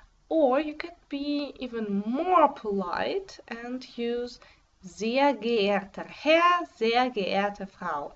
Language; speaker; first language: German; non-native, fluent; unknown